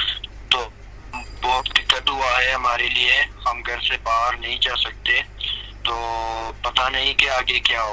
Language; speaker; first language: Hindi; non-native, fluent; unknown